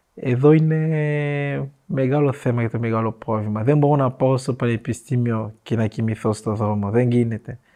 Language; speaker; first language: Greek; non-native, fluent; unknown